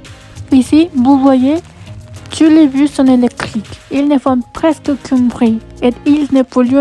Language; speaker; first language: French; non-native, learner; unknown